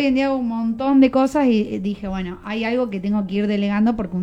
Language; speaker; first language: Spanish; native; Spanish